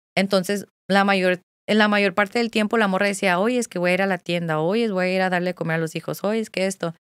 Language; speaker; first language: Spanish; non-native, fluent; English